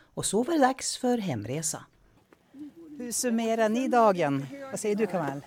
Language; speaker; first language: Swedish; native; Swedish